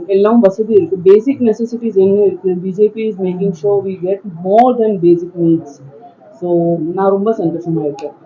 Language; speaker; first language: Tamil; non-native, fluent; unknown